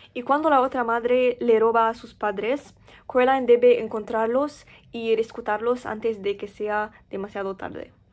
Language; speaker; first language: Spanish; non-native, learner; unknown